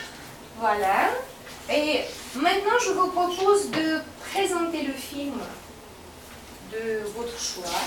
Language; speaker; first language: French; non-native, fluent; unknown